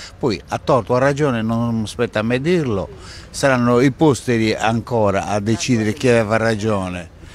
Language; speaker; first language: Italian; native; Italian